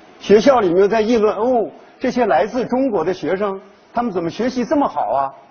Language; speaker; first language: Chinese; native; Chinese